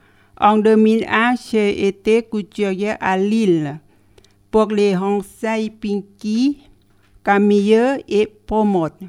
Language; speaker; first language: French; non-native, learner; Thai